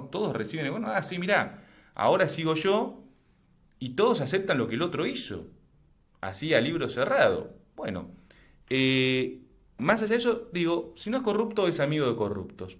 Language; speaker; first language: Spanish; native; Spanish